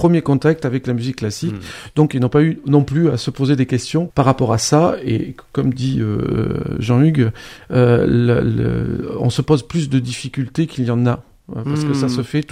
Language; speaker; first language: French; native; French